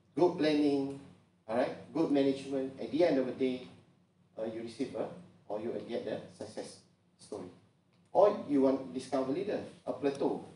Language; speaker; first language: English; non-native, local second language; Malay